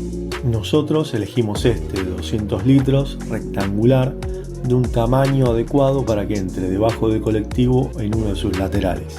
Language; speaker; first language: Spanish; native; Spanish